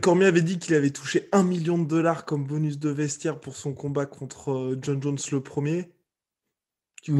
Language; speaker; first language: French; native; French